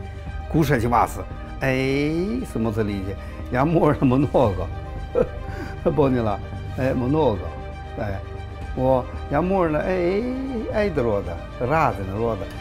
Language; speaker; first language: Russian; non-native, learner; Chinese